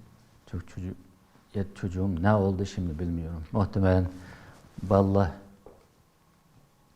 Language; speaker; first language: Turkish; non-native, learner; Uyghur